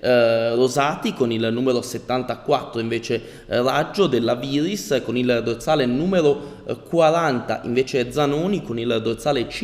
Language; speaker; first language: Italian; native; Italian